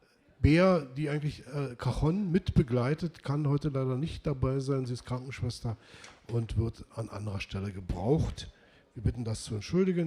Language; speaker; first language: German; native; German